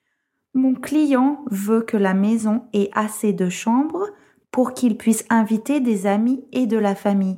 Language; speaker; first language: French; non-native, fluent; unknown